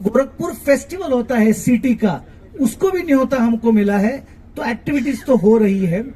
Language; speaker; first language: Hindi; non-native, local second language; Marathi